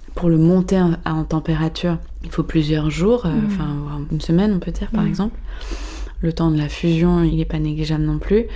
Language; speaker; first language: French; native; French